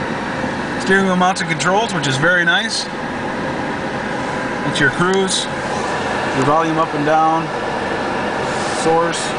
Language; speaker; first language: English; native; English